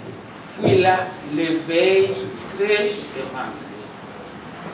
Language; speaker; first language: Portuguese; non-native, local second language; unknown